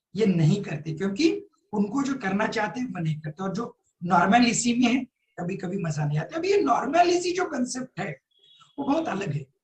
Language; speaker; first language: Hindi; non-native, local second language; Marathi